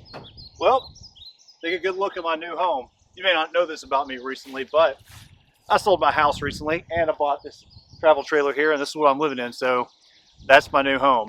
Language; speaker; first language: English; native; English